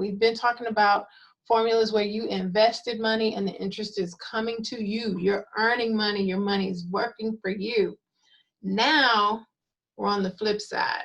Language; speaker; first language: English; native; English